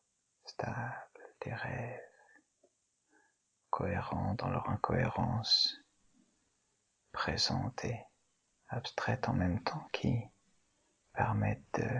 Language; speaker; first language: French; native; French